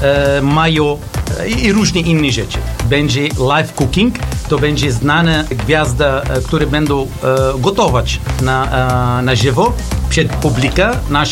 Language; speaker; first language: Polish; non-native, learner; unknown